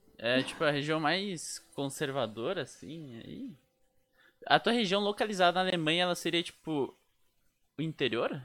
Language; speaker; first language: Portuguese; native; Portuguese